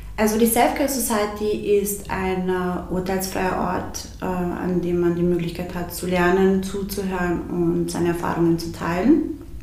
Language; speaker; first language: German; early bilingual, other home language; Bosnian